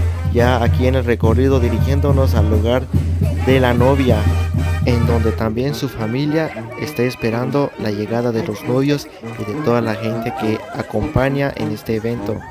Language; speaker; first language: Spanish; native; Spanish